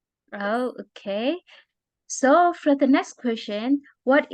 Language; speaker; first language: English; non-native, learner; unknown